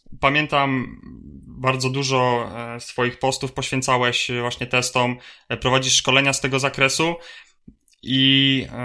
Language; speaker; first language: Polish; native; Polish